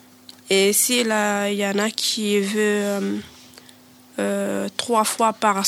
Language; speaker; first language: French; non-native, learner; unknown